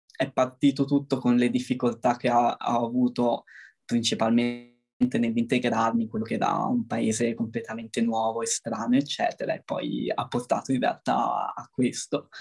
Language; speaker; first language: Italian; early bilingual, other home language; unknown